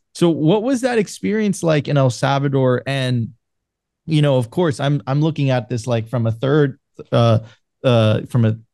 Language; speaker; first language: English; non-native, fluent; Spanish